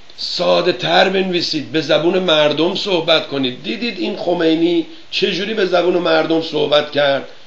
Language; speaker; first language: Persian; native; Persian